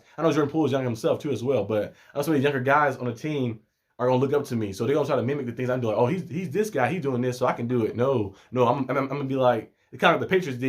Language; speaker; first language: English; native; English